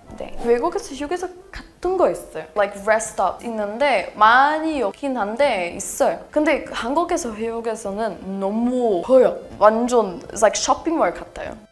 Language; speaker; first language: Korean; non-native, learner; English